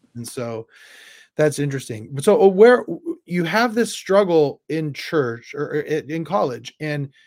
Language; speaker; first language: English; native; English